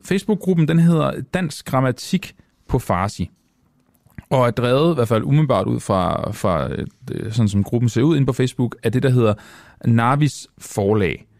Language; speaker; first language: Danish; native; Danish